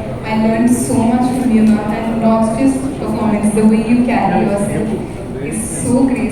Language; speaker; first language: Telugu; non-native, fluent; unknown